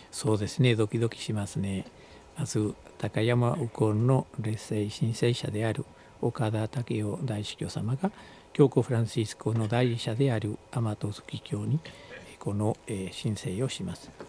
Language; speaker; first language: Japanese; non-native, fluent; Spanish